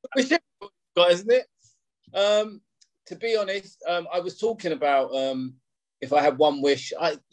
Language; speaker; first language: English; native; English